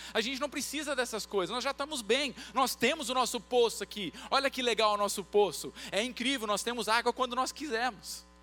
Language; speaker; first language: Portuguese; early bilingual, other home language; English